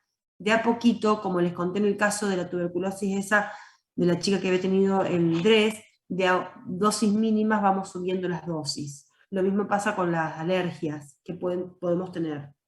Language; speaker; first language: Spanish; native; Spanish